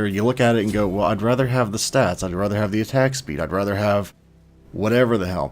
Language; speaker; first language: English; native; English